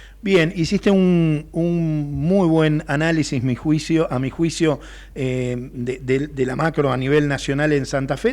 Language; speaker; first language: Spanish; native; Spanish